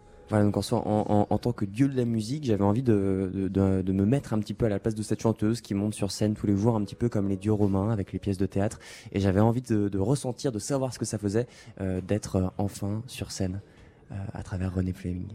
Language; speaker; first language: French; native; French